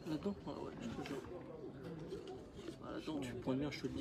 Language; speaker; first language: French; native; French